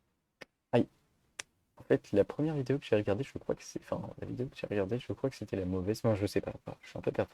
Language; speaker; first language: French; native; French